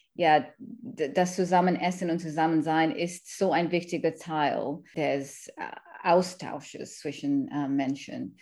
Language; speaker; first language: German; non-native, fluent; English